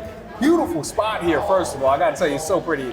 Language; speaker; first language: English; native; English